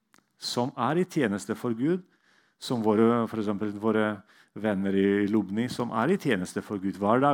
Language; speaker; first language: Norwegian; non-native, fluent; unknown